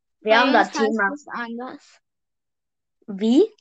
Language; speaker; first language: German; early bilingual, other home language; Vietnamese